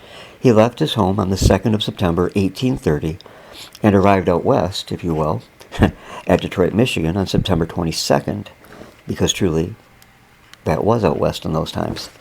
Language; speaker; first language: English; native; English